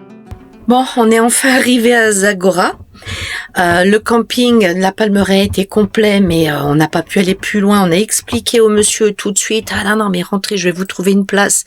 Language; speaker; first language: French; native; French